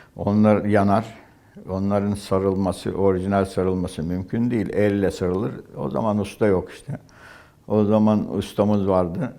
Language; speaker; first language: Turkish; native; Turkish